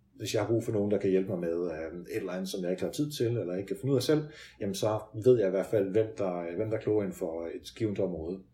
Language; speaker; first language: Danish; early bilingual, other home language; Dutch